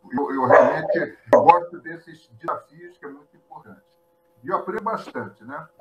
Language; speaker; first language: Portuguese; native; Portuguese